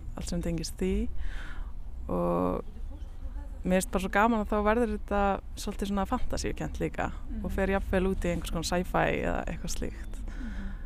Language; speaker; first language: Icelandic; native; Icelandic